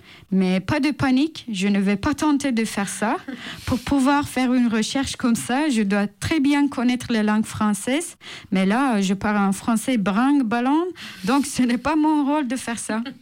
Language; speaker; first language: French; non-native, fluent; Turkish